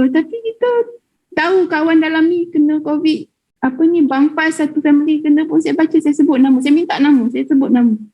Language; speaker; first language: Malay; native; Malay